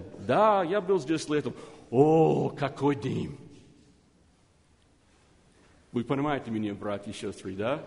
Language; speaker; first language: Russian; non-native, learner; English